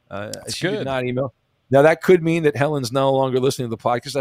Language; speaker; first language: English; native; English